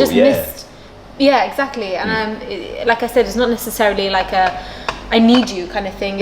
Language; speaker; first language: English; non-native, local second language; Maltese